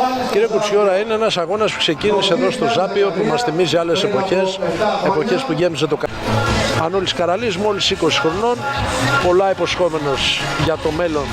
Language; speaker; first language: Greek; native; Greek